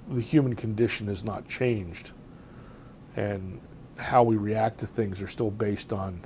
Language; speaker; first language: English; native; English